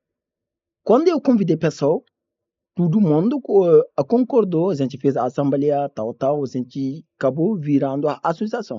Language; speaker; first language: Portuguese; non-native, learner; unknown